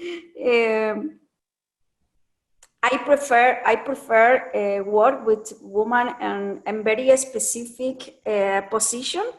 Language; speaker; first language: English; non-native, learner; Spanish